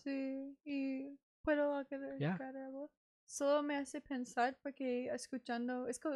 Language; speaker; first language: Spanish; non-native, learner; English